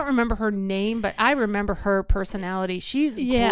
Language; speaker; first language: English; native; English